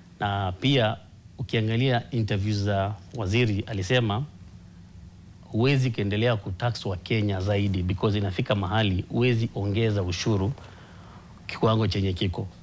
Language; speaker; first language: Swahili; non-native, local second language; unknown